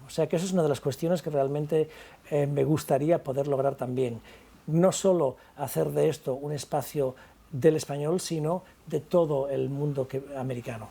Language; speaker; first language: Spanish; native; Spanish